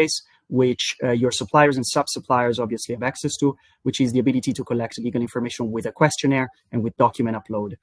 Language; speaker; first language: English; non-native, fluent; Italian